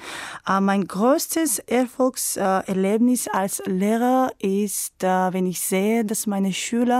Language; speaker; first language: German; non-native, fluent; Georgian